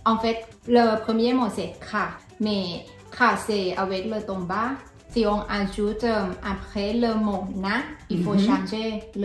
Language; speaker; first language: French; non-native, learner; Thai